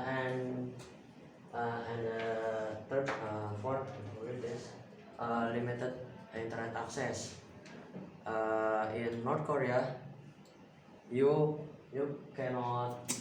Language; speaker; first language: English; non-native, learner; Indonesian